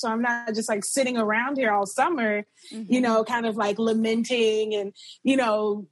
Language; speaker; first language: English; native; English